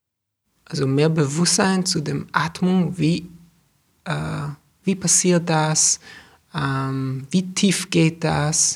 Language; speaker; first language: German; non-native, fluent; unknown